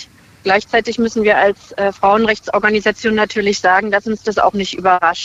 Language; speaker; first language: German; native; German